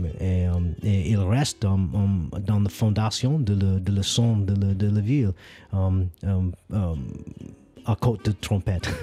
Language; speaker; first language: French; non-native, learner; English